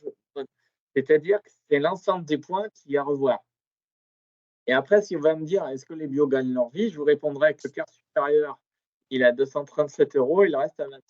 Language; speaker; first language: French; native; French